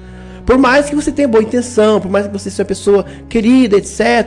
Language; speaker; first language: Portuguese; native; Portuguese